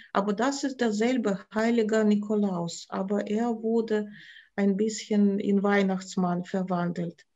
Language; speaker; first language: German; non-native, fluent; Russian